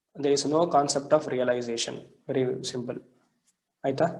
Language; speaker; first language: English; non-native, local second language; Kannada